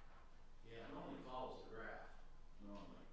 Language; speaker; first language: English; native; English